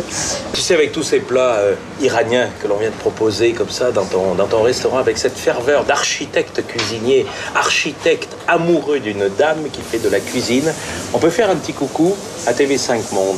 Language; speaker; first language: French; native; French